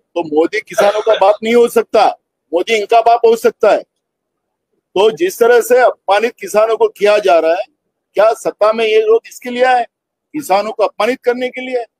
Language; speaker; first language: Hindi; non-native, local second language; Marathi